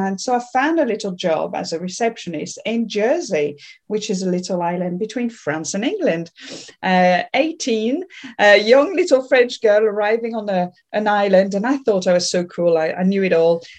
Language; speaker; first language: English; non-native, fluent; French